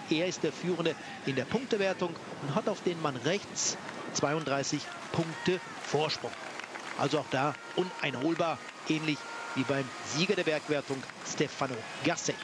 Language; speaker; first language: German; native; German